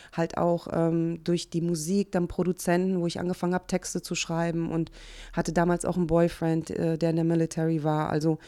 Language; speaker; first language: German; early bilingual, other home language; Hungarian